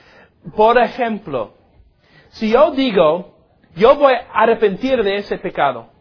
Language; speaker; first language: Spanish; non-native, learner; English